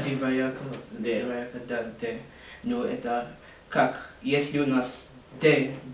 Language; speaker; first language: Russian; non-native, learner; English